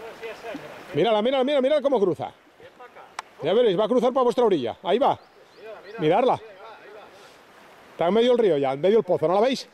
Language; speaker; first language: Spanish; native; Spanish